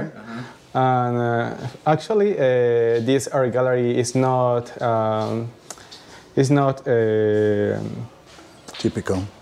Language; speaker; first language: English; non-native, learner; Spanish